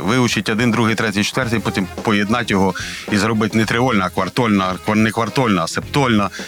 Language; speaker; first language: Ukrainian; non-native, local second language; Russian